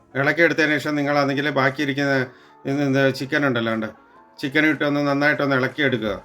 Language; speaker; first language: Malayalam; native; Malayalam